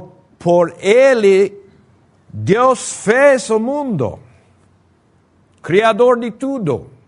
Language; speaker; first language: Portuguese; non-native, fluent; Spanish